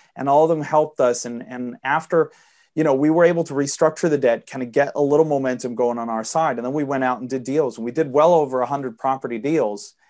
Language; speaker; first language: English; early bilingual, heritage; Swedish